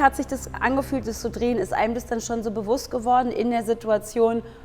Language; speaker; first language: German; native; German